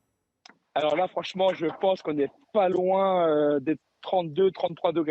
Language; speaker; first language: French; native; French